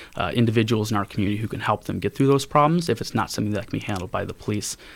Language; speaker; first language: English; native; English